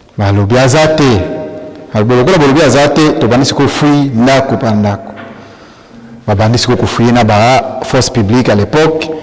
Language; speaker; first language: Lingala; non-native, local second language; Swahili